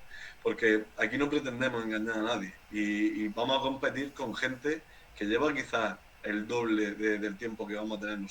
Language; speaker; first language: Spanish; native; Spanish